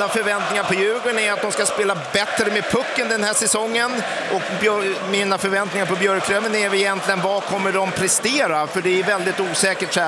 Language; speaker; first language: Swedish; native; Swedish